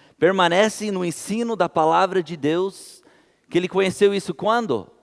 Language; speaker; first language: Portuguese; non-native, fluent; English